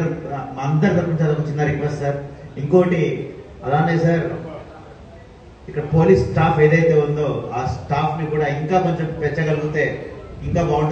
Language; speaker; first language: Telugu; native; Telugu